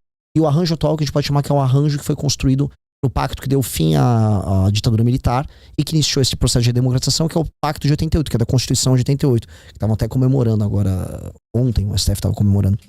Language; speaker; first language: Portuguese; native; Portuguese